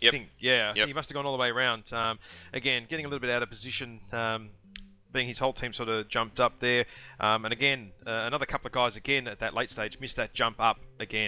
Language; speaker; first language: English; native; English